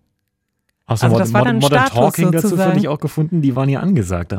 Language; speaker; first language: German; native; German